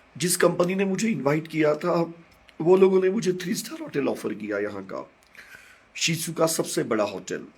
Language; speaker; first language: Hindi; native; Hindi